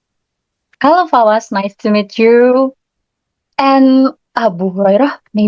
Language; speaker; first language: English; non-native, learner; Indonesian